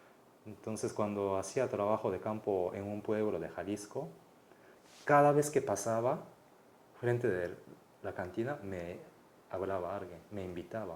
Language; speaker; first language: Spanish; non-native, fluent; Japanese